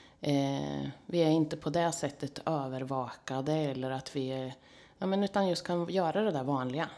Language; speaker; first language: Swedish; native; Swedish